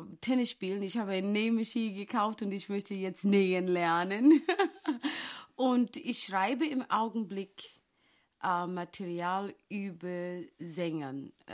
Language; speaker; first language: German; non-native, fluent; English